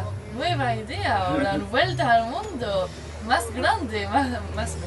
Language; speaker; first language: Spanish; non-native, learner; French